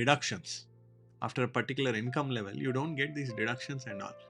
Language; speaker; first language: English; non-native, local second language; Hindi